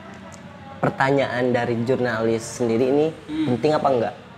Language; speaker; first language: Indonesian; native; Indonesian